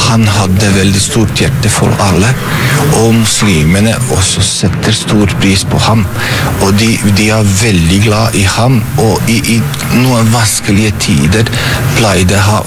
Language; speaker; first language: Norwegian; non-native, fluent; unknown